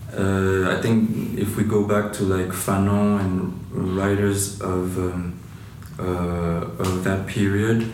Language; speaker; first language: English; non-native, fluent; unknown